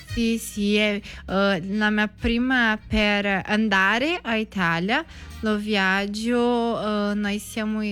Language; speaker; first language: Italian; non-native, learner; Portuguese